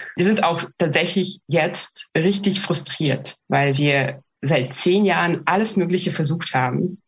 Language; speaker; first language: German; non-native, fluent; Russian